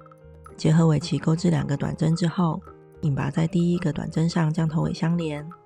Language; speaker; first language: Chinese; native; Chinese